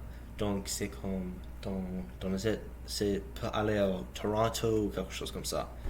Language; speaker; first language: French; non-native, learner; English